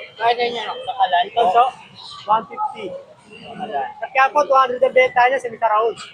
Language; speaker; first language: Filipino; native; Filipino